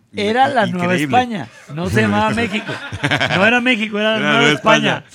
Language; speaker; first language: Spanish; native; Spanish